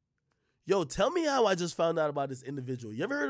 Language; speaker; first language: English; native; English